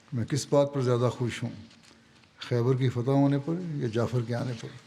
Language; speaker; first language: Urdu; native; Urdu